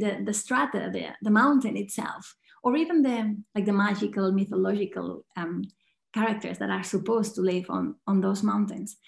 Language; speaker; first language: English; non-native, fluent; Catalan